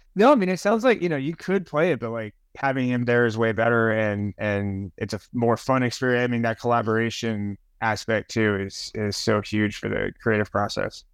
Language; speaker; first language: English; native; English